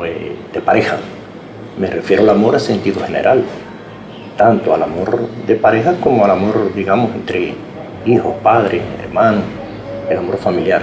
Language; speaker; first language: Spanish; native; Spanish